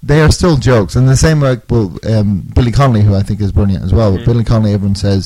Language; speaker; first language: English; native; English